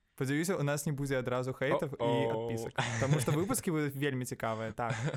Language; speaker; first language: Belarusian; non-native, local second language; Russian